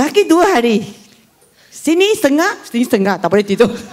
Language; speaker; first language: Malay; non-native, local second language; Hakka Chinese